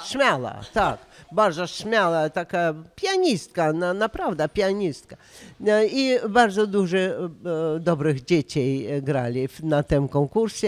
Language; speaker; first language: Polish; non-native, learner; Russian